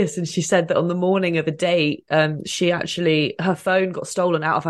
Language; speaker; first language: English; native; English